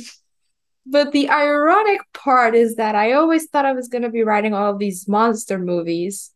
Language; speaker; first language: English; non-native, fluent; Spanish